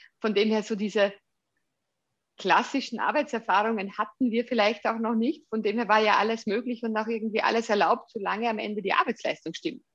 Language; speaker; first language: German; native; German